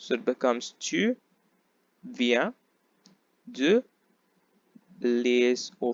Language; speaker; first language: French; non-native, fluent; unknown